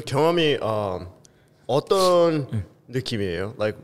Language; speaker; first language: Korean; early bilingual, heritage; Korean